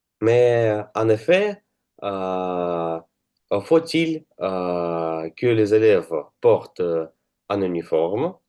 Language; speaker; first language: French; non-native, learner; Russian